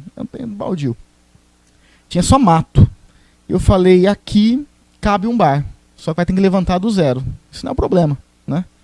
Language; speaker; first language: Portuguese; native; Portuguese